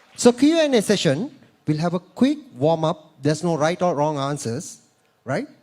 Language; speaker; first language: English; non-native, local second language; Sinhala